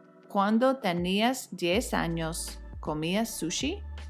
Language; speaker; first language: English; native; English